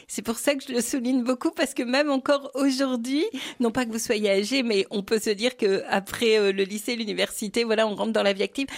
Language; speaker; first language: French; native; French